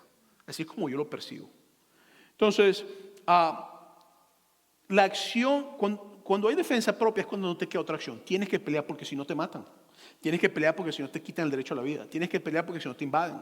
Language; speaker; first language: Spanish; native; Spanish